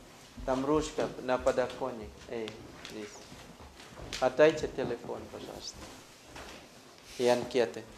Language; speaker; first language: Russian; non-native, learner; Thai